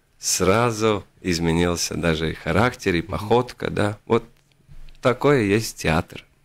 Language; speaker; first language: Russian; non-native, local second language; Latvian